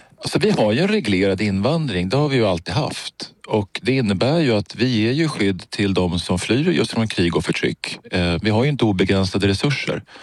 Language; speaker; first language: Swedish; native; Swedish